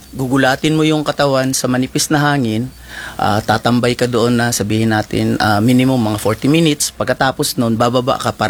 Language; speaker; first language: Filipino; native; Filipino